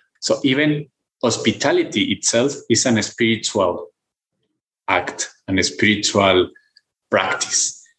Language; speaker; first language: English; non-native, fluent; Spanish